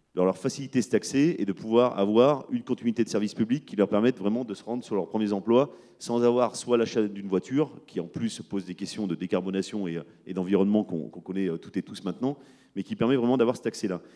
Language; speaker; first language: French; native; French